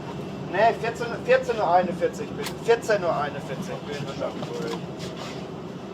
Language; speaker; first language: German; native; German